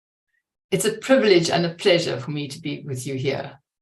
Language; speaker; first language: English; native; English